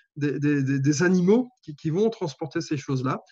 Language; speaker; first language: French; native; French